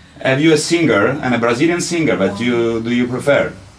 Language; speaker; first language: English; non-native, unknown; Italian